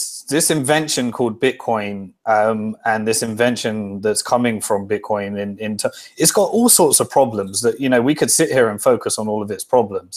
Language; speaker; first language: English; native; English